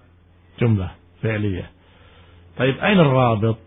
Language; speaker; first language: Arabic; non-native, fluent; Indonesian